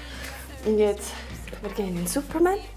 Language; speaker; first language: German; non-native, learner; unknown